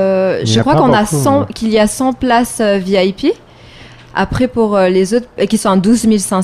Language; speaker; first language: French; native; French